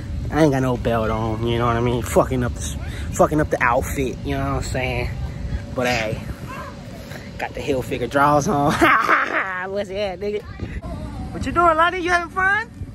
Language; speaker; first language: English; early bilingual, other home language; Spanish